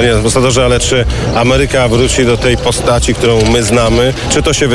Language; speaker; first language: Polish; native; Polish